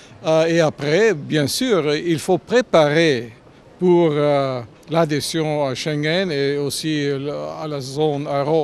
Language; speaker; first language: French; non-native, fluent; German